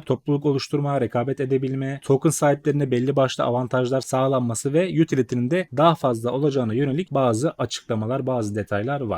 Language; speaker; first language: Turkish; native; Turkish